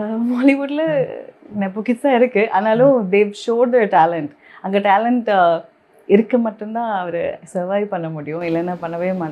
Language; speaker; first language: Tamil; non-native, local second language; Malayalam